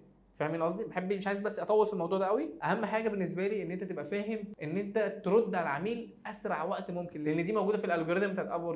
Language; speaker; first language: Arabic; native; Arabic